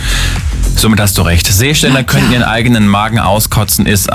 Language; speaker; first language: German; native; German